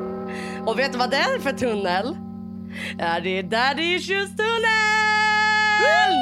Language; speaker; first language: Swedish; native; Swedish